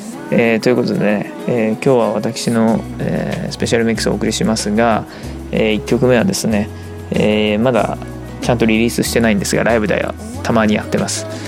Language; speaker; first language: Japanese; native; Japanese